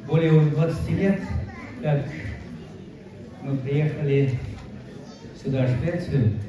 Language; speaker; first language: Russian; non-native, local second language; Uyghur